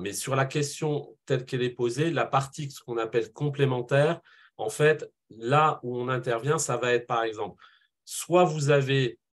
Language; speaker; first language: French; native; French